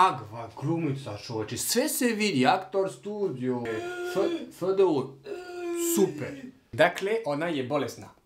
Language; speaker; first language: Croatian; non-native, learner; French